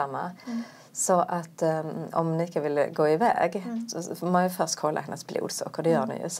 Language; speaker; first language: Swedish; native; Swedish